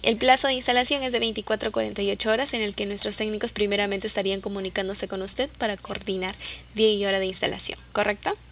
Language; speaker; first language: Spanish; native; Spanish